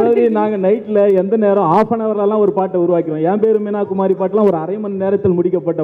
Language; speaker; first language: Tamil; native; Tamil